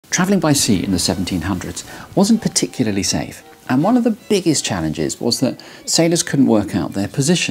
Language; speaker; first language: English; native; English